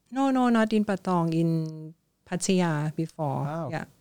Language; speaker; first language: English; non-native, learner; Thai